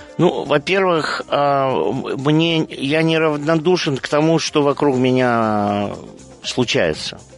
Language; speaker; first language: Russian; early bilingual, heritage; Russian